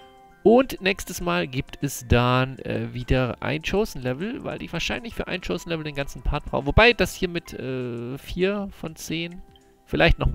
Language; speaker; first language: German; native; German